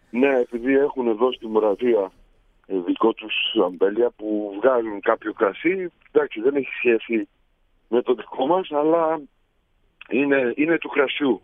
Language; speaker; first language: Greek; early bilingual, heritage; Greek